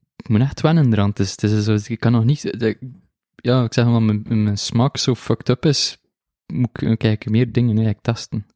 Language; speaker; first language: Dutch; native; Dutch